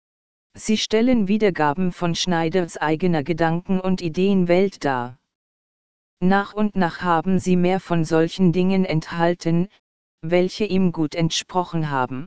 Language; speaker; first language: German; native; German